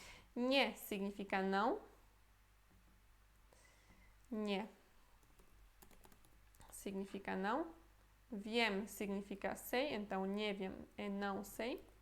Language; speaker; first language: Portuguese; non-native, fluent; Polish